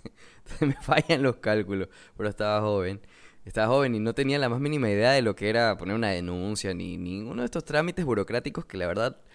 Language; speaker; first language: Spanish; native; Spanish